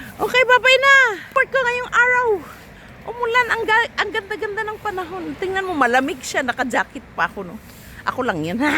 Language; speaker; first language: Filipino; non-native, local second language; Cebuano